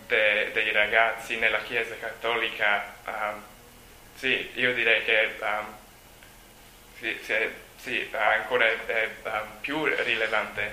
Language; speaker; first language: Italian; non-native, learner; English